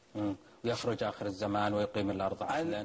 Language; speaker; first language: Arabic; native; Arabic